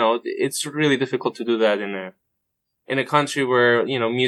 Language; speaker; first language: English; non-native, fluent; Persian